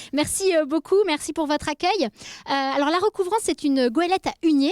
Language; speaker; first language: French; native; French